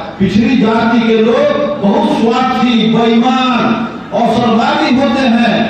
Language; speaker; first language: Hindi; native; Hindi